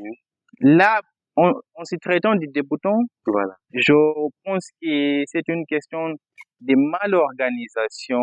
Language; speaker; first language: French; non-native, fluent; Portuguese